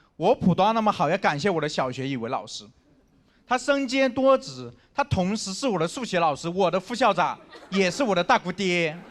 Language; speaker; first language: Chinese; non-native, local second language; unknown